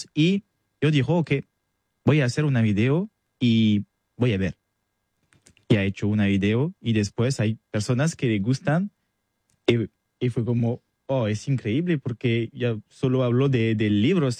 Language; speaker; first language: Spanish; non-native, learner; French